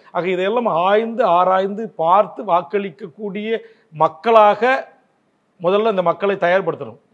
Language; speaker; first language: Tamil; native; Tamil